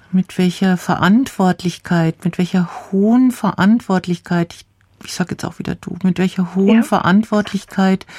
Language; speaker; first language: German; native; German